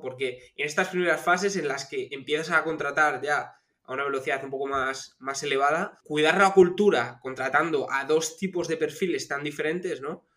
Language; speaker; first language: Spanish; native; Spanish